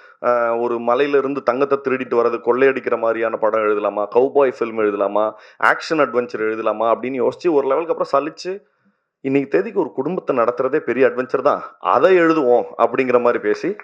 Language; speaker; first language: Tamil; native; Tamil